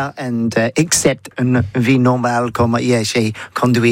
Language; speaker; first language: French; non-native, learner; English